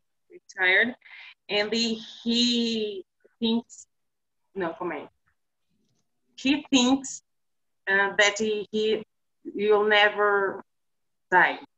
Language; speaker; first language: English; non-native, learner; Portuguese